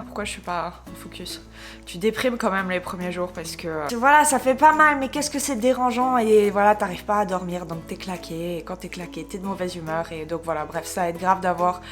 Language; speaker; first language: French; native; French